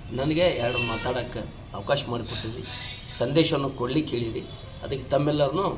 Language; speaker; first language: Kannada; non-native, local second language; Urdu